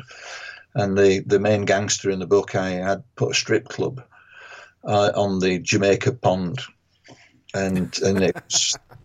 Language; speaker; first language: English; native; English